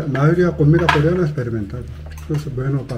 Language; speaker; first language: Spanish; non-native, learner; Korean